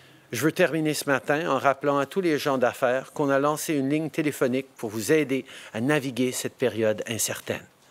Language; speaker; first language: French; early bilingual, heritage; French